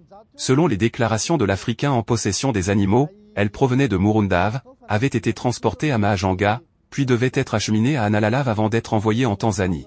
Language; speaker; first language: French; non-native, local second language; Malagasy